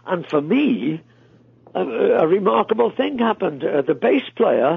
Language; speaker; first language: English; native; English